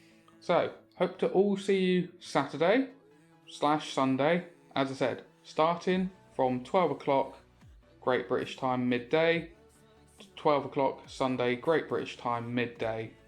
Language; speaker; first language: English; native; English